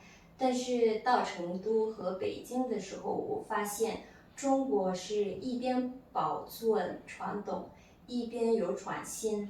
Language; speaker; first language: Chinese; non-native, fluent; Malagasy